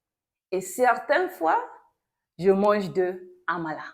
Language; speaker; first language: French; non-native, local second language; Yoruba